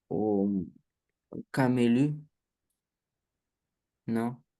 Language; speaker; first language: French; non-native, learner; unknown